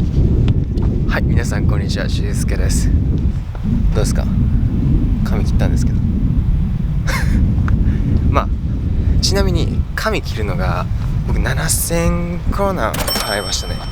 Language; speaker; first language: Japanese; native; Japanese